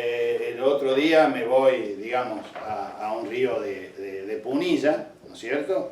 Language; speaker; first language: Spanish; native; Spanish